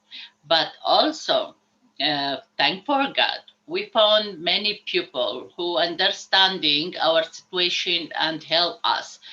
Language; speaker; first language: English; non-native, learner; Arabic